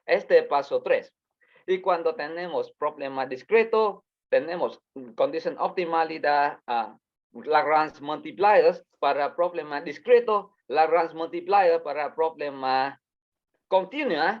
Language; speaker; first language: Spanish; non-native, learner; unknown